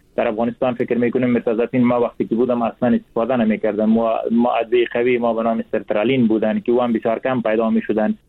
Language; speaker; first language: Persian; native; Persian